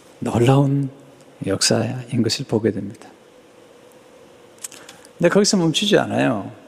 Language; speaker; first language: Korean; native; Korean